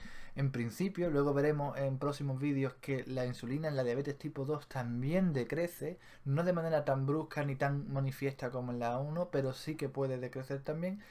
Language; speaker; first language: Spanish; native; Spanish